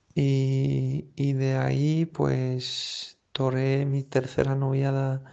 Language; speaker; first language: Spanish; non-native, fluent; French